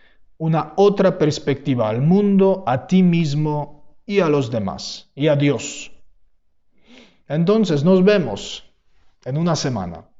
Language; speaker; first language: Spanish; non-native, fluent; Polish